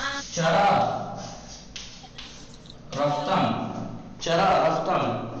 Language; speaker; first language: Persian; non-native, fluent; Urdu